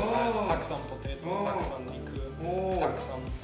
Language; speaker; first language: Japanese; non-native, learner; German